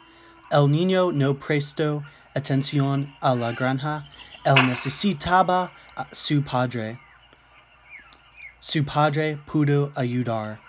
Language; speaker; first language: Spanish; non-native, learner; English